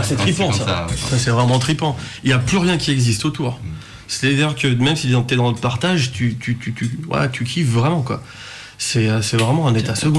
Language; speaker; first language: French; native; French